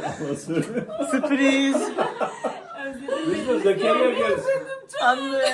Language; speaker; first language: Turkish; non-native, learner; Korean